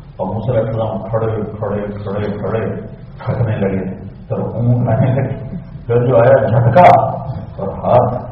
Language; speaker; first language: Urdu; non-native, local second language; Punjabi